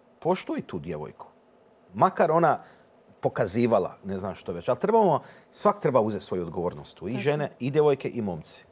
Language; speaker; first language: Croatian; early bilingual, heritage; Croatian